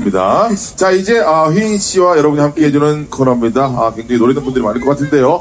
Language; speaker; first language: Korean; native; Korean